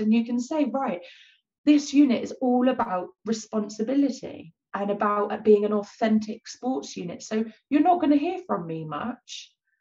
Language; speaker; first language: English; native; English